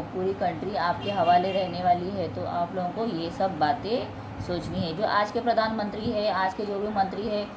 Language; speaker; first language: Hindi; non-native, local second language; Marathi